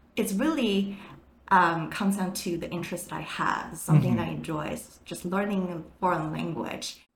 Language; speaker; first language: English; non-native, fluent; Chinese